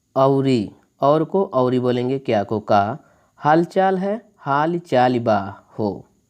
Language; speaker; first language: Hindi; native; Hindi